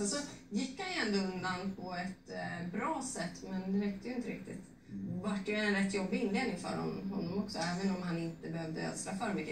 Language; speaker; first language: Swedish; native; Swedish